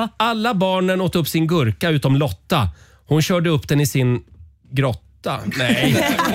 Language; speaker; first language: Swedish; native; Swedish